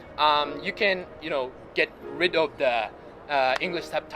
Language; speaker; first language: English; non-native, fluent; Japanese